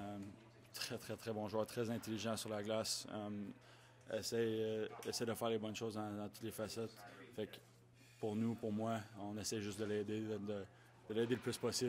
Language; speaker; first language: French; native; French